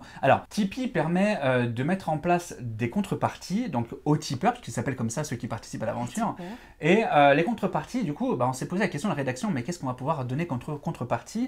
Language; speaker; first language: French; native; French